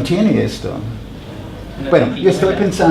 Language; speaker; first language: Spanish; non-native, fluent; English